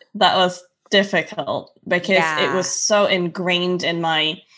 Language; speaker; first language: English; non-native, local second language; Cantonese